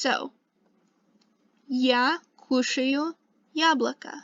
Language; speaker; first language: Russian; non-native, fluent; English